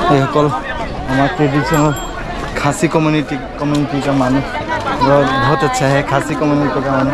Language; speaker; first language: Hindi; non-native, local second language; Assamese